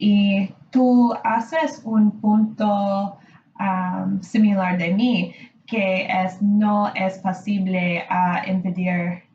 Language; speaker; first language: Spanish; non-native, learner; English